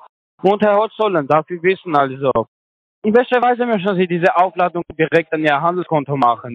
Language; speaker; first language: German; non-native, learner; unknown